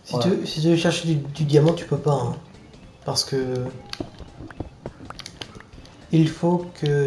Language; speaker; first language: French; native; French